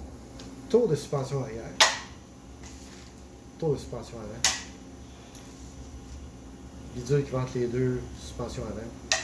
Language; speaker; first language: French; native; French